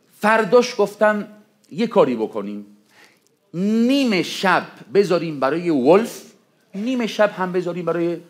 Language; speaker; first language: Persian; non-native, fluent; Spanish